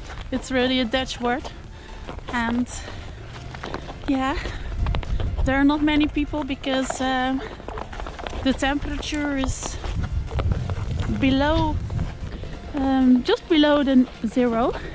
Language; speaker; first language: English; non-native, fluent; Dutch